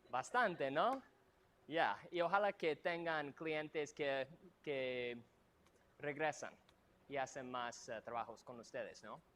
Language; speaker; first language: Spanish; non-native, fluent; English